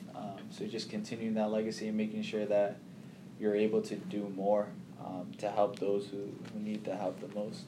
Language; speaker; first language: English; early bilingual, other home language; Somali